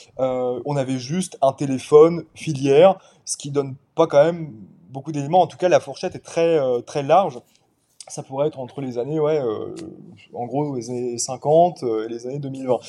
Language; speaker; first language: French; native; French